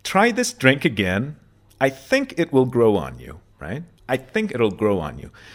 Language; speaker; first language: English; non-native, fluent; Persian